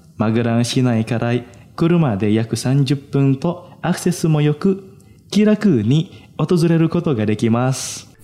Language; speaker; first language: Japanese; non-native, fluent; Indonesian